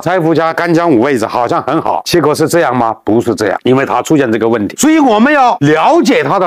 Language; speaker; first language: Chinese; native; Chinese